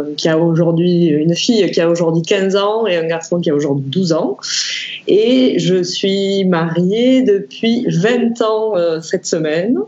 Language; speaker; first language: French; native; French